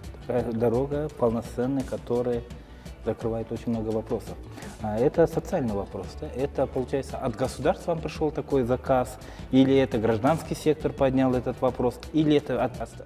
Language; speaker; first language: Russian; non-native, local second language; Kyrgyz